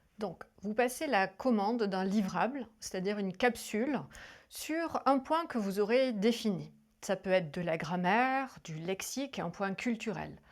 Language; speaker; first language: French; native; French